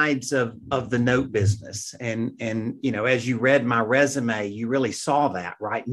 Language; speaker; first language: English; native; English